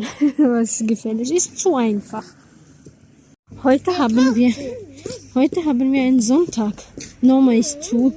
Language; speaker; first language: German; non-native, fluent; Tajik